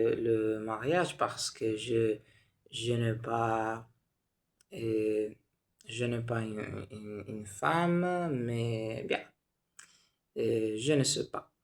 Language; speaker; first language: French; non-native, learner; Spanish